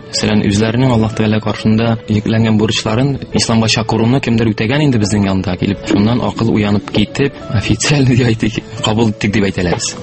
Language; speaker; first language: Tatar; native; Tatar